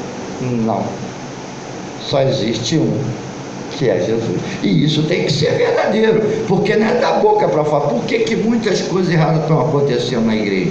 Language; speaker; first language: Portuguese; native; Portuguese